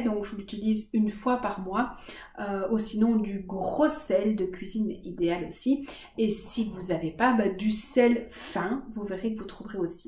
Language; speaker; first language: French; native; French